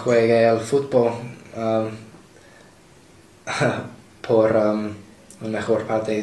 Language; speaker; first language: Spanish; non-native, learner; English